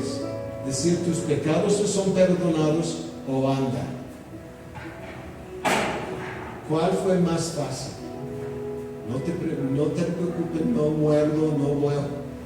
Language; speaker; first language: Spanish; non-native, fluent; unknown